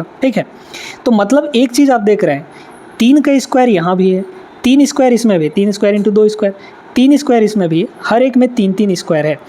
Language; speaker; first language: Hindi; native; Hindi